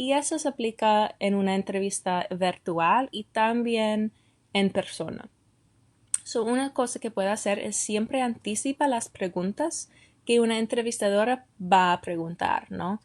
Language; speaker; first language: Spanish; non-native, fluent; English